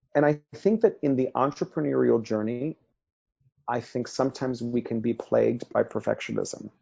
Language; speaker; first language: English; early bilingual, other home language; Spanish